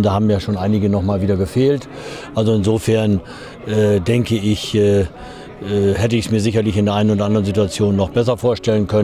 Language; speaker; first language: German; native; German